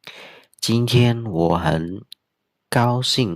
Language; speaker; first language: Chinese; non-native, fluent; Khmer